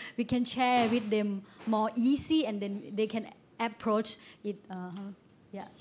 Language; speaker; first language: English; non-native, learner; Thai